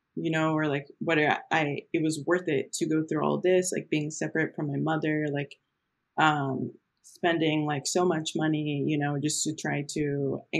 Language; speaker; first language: English; early bilingual, other home language; Portuguese